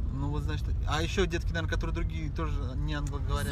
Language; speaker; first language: Russian; native; Russian